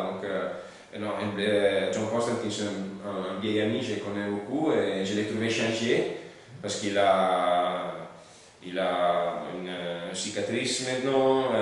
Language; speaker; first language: French; non-native, learner; Italian